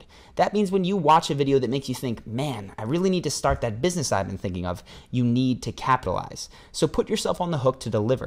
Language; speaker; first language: English; native; English